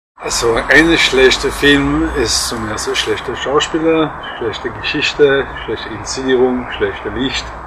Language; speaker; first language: German; non-native, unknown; French